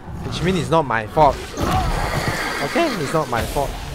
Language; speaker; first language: English; non-native, local second language; Chinese